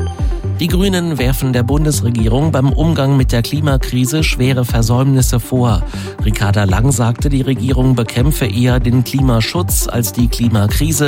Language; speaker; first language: German; native; German